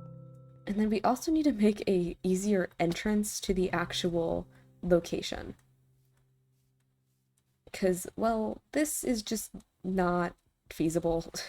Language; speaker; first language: English; native; English